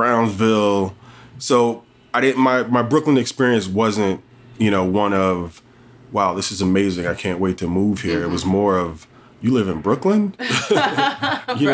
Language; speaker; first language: English; native; English